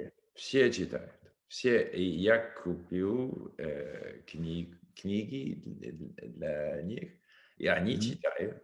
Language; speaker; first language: Russian; non-native, learner; English